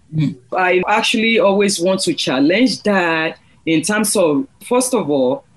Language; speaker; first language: English; non-native, local second language; Yoruba